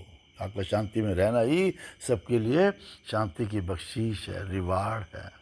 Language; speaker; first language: Hindi; native; Hindi